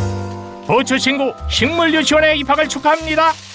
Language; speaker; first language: Korean; native; Korean